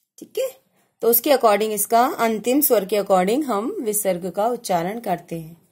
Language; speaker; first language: Hindi; native; Hindi